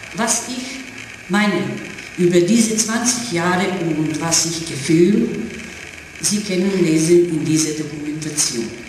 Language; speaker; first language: German; non-native, learner; Serbian